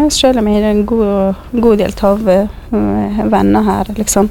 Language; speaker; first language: Norwegian; non-native, fluent; Kurdish